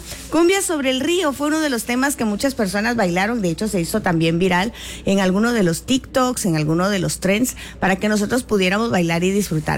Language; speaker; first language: Spanish; native; Spanish